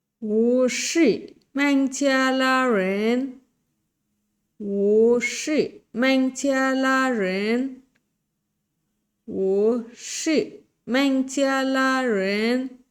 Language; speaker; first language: Chinese; non-native, learner; Bangla